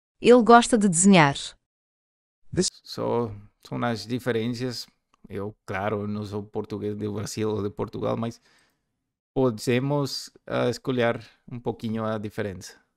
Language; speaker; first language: Portuguese; non-native, learner; Spanish